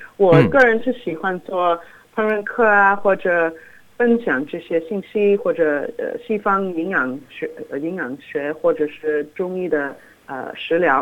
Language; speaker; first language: Chinese; non-native, fluent; English